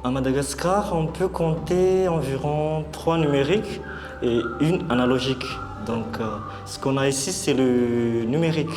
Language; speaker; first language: French; non-native, local second language; Malagasy